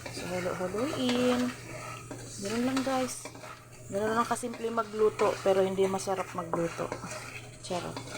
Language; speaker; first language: Filipino; native; Filipino